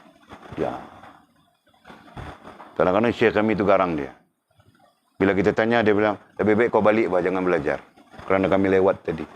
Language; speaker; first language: Malay; native; Malay